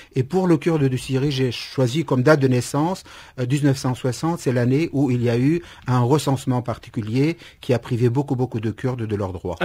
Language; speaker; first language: French; non-native, fluent; Kurdish